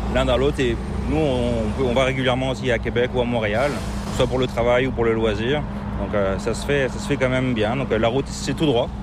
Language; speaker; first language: French; native; French